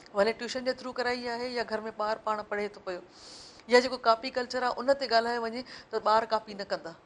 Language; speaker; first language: Sindhi; native; Sindhi